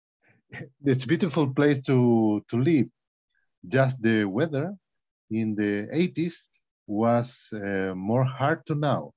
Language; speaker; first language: English; non-native, learner; Spanish